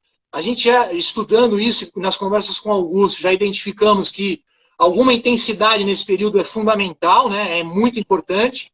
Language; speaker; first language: Portuguese; native; Portuguese